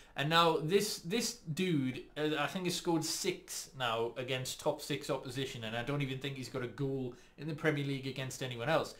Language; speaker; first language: English; native; English